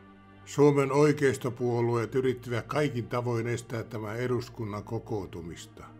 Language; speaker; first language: Finnish; native; Finnish